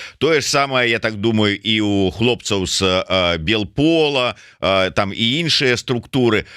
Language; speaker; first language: Belarusian; native; Belarusian